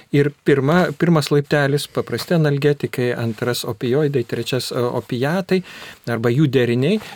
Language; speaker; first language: Lithuanian; native; Lithuanian